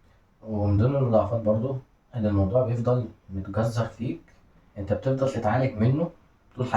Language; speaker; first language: Arabic; native; Arabic